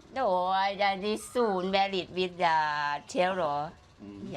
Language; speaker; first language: English; non-native, learner; Thai